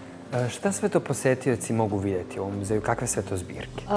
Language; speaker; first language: Bosnian; native; Bosnian